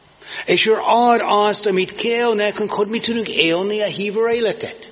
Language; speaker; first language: Hungarian; non-native, learner; English